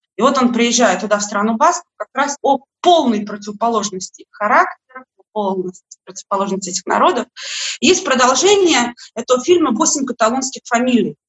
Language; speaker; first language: Russian; native; Russian